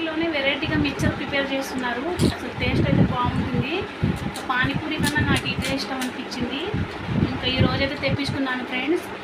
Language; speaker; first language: Telugu; non-native, local second language; Urdu